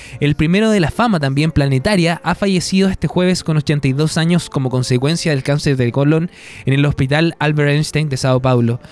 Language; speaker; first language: Spanish; native; Spanish